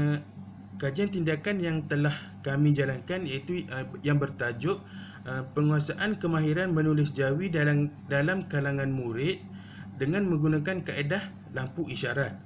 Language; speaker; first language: Malay; native; Malay